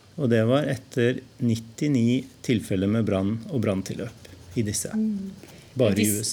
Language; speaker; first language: Norwegian; native; Norwegian